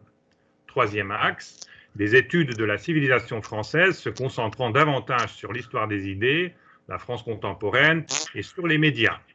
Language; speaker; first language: French; non-native, fluent; Hungarian